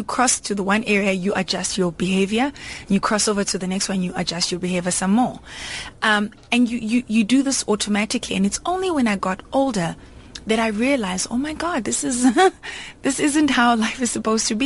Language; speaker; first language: English; non-native, local second language; Zulu